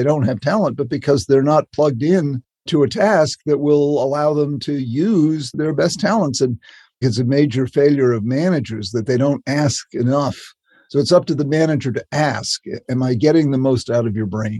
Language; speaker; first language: English; native; English